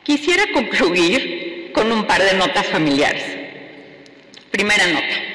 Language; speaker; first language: Spanish; native; Spanish